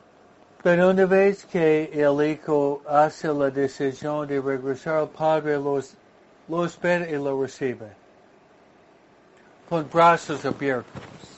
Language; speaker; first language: Spanish; non-native, fluent; English